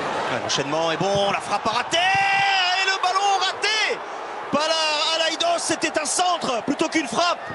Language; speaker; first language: French; native; French